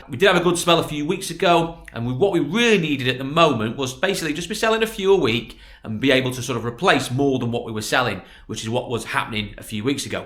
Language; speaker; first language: English; native; English